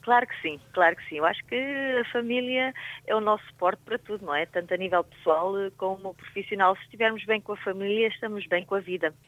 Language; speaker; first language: Portuguese; native; Portuguese